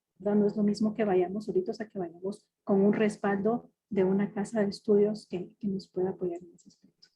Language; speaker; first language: Spanish; native; Spanish